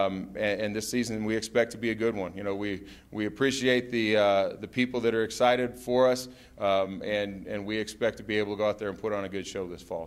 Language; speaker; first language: English; native; English